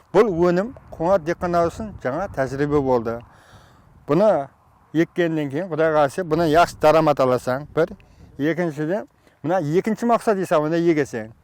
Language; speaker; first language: Uzbek; non-native, local second language; Kara-Kalpak